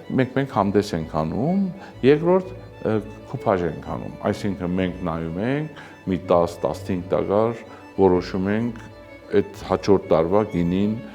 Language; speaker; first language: Armenian; early bilingual, heritage; Armenian